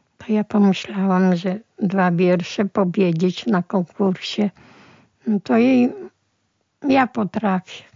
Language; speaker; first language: Polish; early bilingual, other home language; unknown